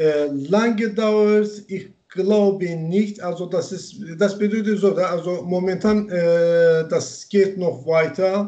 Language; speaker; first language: German; non-native, learner; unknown